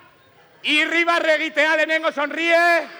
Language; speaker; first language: Basque; non-native, local second language; Spanish